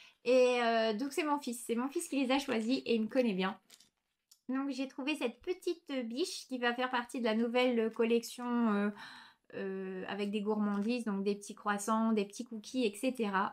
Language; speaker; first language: French; native; French